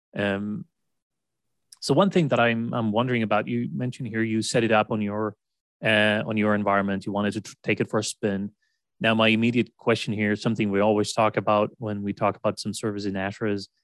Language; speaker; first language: English; non-native, fluent; Swedish